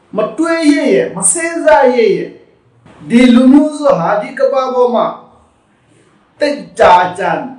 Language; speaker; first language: Burmese; non-native, local second language; Rohingya